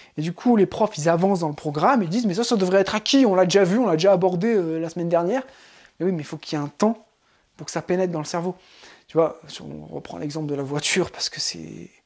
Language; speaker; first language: French; native; French